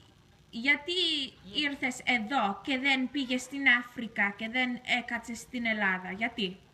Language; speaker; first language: Greek; early bilingual, heritage; English